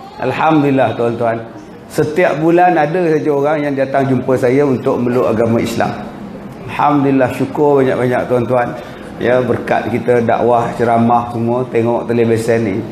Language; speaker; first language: Malay; native; Malay